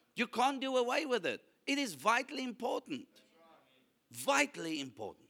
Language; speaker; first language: English; non-native, local second language; Afrikaans